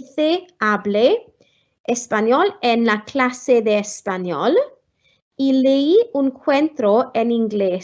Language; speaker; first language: Spanish; non-native, fluent; Welsh